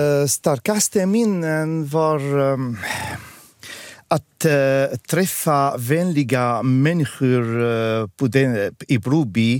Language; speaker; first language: Swedish; non-native, fluent; Arabic